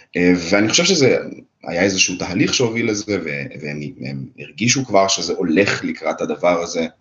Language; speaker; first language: Hebrew; early bilingual, other home language; Russian